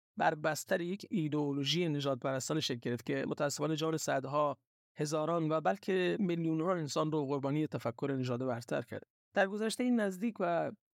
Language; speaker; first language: Persian; non-native, local second language; Baluchi